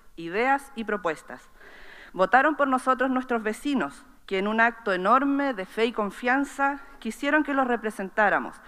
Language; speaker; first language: Spanish; native; Spanish